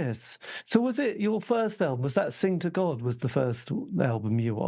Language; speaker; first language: English; native; English